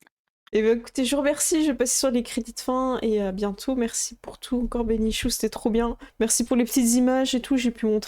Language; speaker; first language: French; native; French